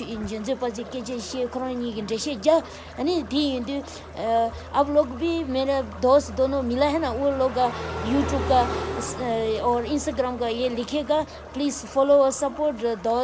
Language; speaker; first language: Hindi; non-native, local second language; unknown